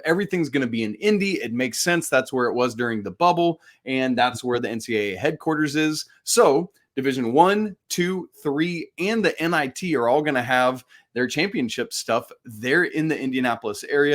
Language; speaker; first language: English; native; English